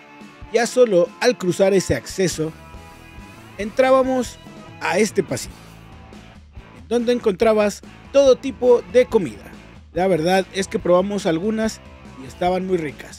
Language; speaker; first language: Spanish; native; Spanish